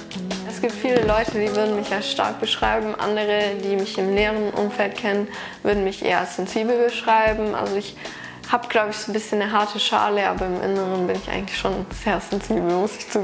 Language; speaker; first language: German; native; German